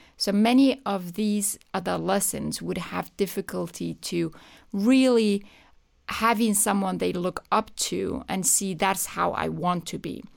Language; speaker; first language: English; non-native, fluent; Persian